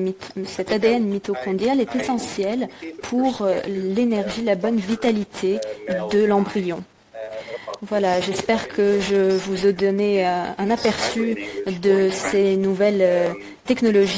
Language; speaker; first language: French; native; French